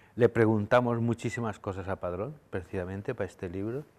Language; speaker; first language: Spanish; native; Spanish